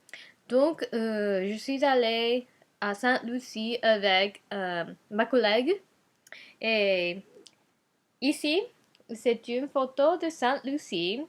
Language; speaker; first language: French; non-native, learner; Japanese